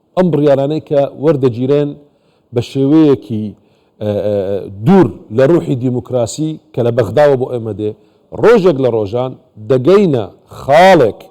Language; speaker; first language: Central Kurdish; non-native, local second language; Assyrian Neo-Aramaic